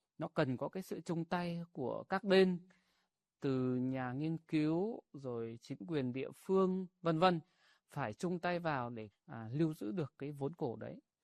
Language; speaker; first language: Vietnamese; non-native, local second language; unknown